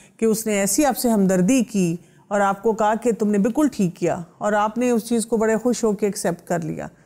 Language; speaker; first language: Urdu; native; Urdu